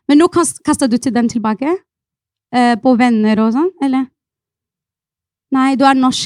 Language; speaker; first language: Norwegian; non-native, fluent; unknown